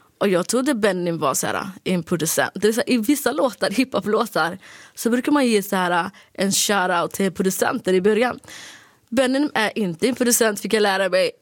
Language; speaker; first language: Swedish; early bilingual, other home language; Somali